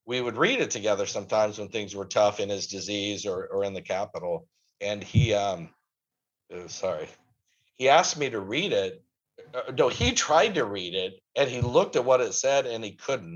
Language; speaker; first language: English; native; English